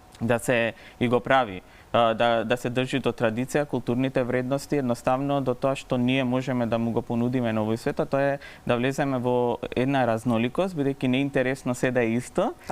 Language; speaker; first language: Macedonian; non-native, local second language; Romany